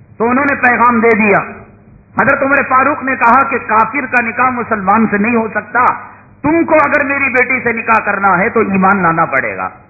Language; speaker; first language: Urdu; native; Urdu